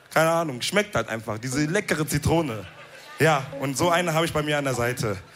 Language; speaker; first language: German; early bilingual, other home language; Wolof